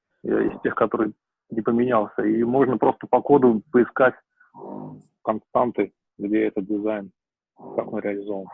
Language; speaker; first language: Russian; native; Russian